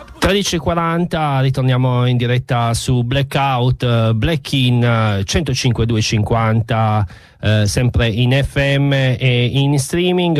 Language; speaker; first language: Italian; native; Italian